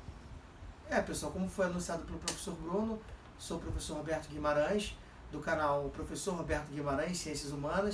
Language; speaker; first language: Portuguese; native; Portuguese